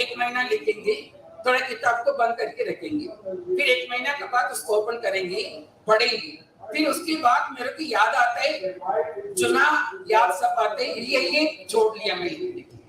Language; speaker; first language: Hindi; non-native, local second language; Tamil